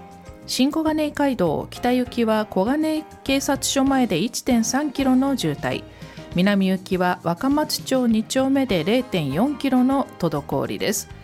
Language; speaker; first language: Japanese; native; Japanese